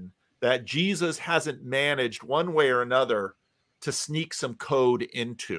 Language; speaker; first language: English; native; English